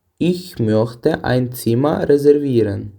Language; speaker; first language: German; non-native, fluent; Ukrainian